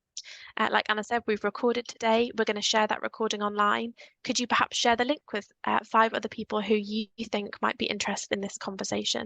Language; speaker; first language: English; native; English